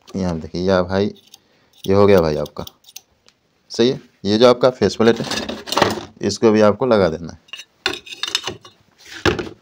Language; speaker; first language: Hindi; native; Hindi